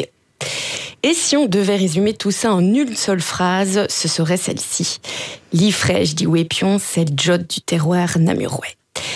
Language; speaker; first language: French; native; French